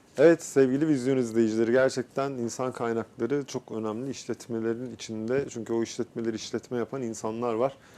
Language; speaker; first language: Turkish; native; Turkish